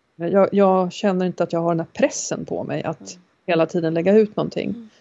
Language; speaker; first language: Swedish; native; Swedish